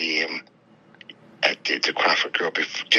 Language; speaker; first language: English; native; English